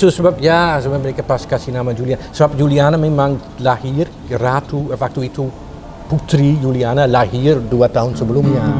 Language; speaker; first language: Indonesian; non-native, fluent; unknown